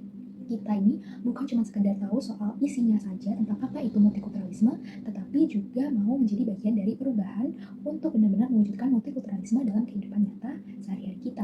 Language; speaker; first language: Indonesian; native; Indonesian